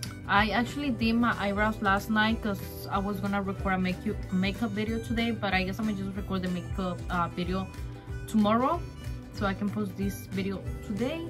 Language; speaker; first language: English; early bilingual, other home language; Spanish